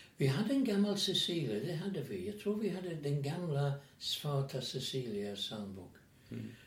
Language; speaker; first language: Swedish; non-native, fluent; English